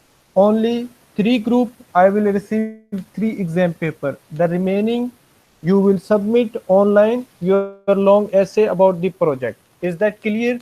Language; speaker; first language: English; non-native, fluent; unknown